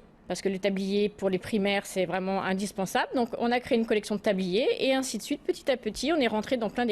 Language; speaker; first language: French; native; French